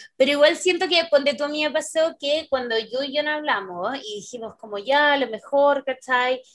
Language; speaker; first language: Spanish; native; Spanish